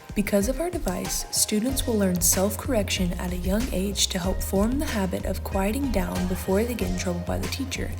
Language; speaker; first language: English; native; English